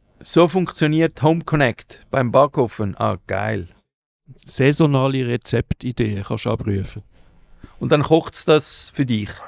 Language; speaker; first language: German; early bilingual, other home language; Spanish